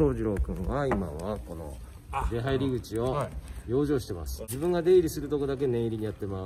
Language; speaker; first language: Japanese; native; Japanese